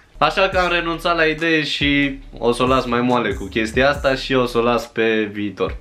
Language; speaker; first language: Romanian; early bilingual, other home language; Chinese